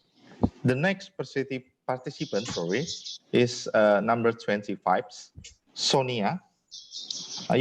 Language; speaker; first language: English; non-native, fluent; Indonesian